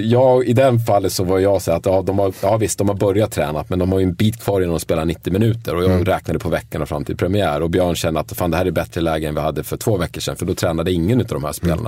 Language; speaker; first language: Swedish; native; Swedish